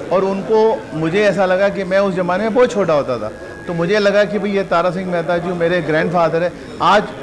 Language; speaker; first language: Hindi; non-native, local second language; Punjabi